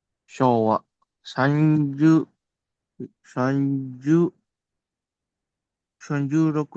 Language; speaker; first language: Japanese; non-native, learner; Indonesian